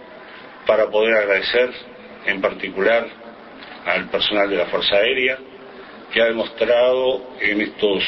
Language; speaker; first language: Spanish; native; Spanish